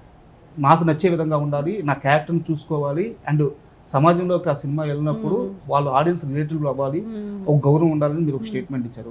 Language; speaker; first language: Telugu; native; Telugu